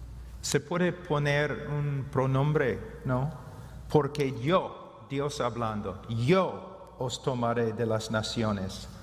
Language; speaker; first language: Spanish; non-native, fluent; English